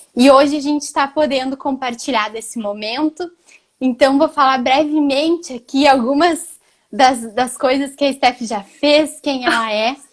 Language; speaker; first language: Portuguese; native; Portuguese